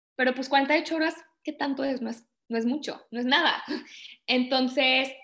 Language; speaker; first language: Spanish; early bilingual, other home language; English